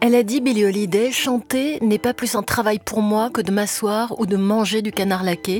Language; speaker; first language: French; native; French